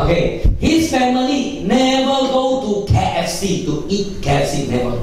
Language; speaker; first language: English; non-native, local second language; Min Nan Chinese